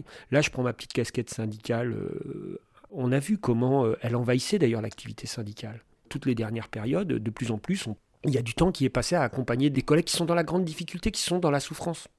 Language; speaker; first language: French; native; French